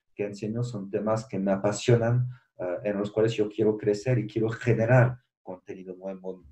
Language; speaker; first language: Spanish; non-native, fluent; French